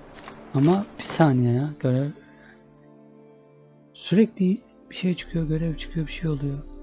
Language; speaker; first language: Turkish; native; Turkish